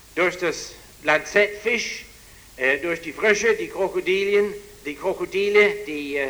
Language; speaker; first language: German; non-native, fluent; English